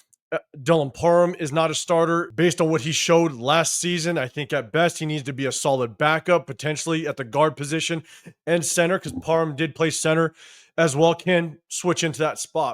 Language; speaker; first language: English; native; English